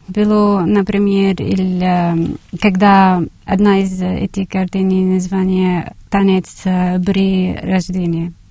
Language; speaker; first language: Russian; non-native, learner; Arabic